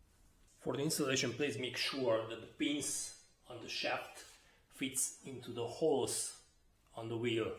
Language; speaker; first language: English; non-native, fluent; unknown